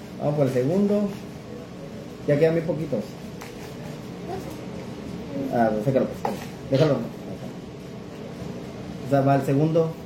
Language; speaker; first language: Spanish; native; Spanish